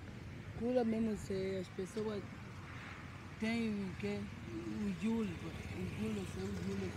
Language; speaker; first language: Portuguese; non-native, local second language; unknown